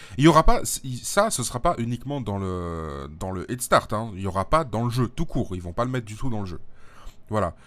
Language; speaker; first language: French; native; French